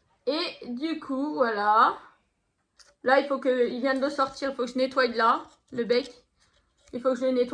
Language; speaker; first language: French; native; French